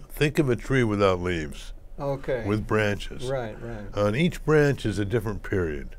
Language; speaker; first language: English; native; English